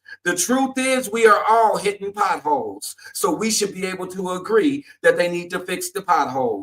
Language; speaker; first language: English; native; English